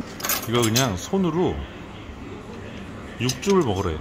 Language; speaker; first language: Korean; native; Korean